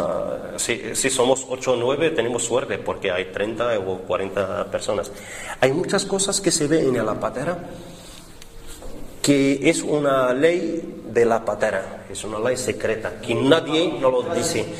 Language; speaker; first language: Spanish; non-native, learner; Arabic